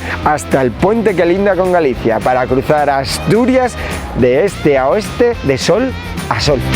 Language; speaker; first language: Spanish; native; Spanish